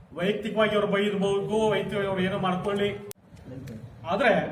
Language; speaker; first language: Kannada; non-native, local second language; Lambadi